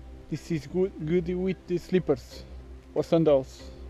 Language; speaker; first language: English; non-native, learner; Portuguese